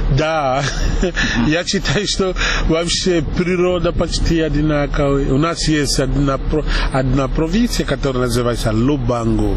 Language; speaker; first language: Russian; non-native, learner; Portuguese